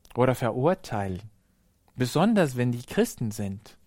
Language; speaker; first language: German; non-native, fluent; Spanish